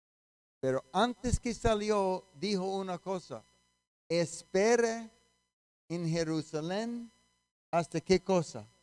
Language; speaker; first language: Spanish; non-native, fluent; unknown